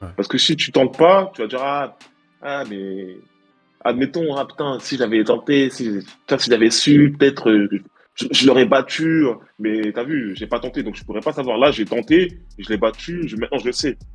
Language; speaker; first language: French; native; French